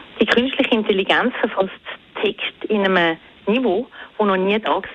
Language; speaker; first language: German; native; German